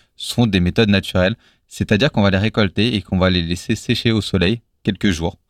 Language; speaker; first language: French; native; French